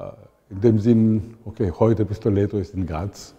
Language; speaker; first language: German; non-native, fluent; Italian